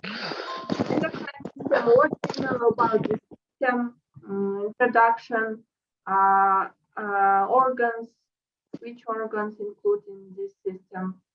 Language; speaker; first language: English; non-native, fluent; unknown